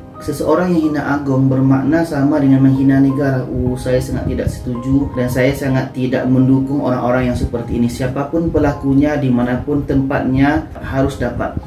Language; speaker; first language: Indonesian; native; Indonesian